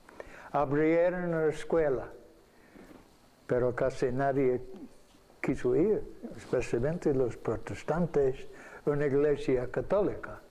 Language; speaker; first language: Spanish; non-native, fluent; English